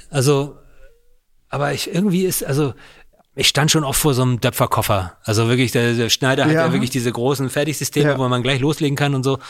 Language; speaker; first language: German; native; German